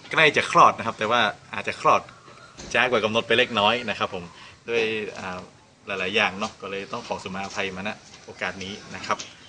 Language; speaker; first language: Thai; native; Thai